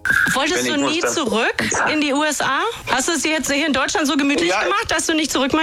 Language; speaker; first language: German; native; German